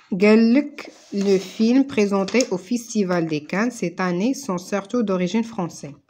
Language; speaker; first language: French; non-native, local second language; Arabic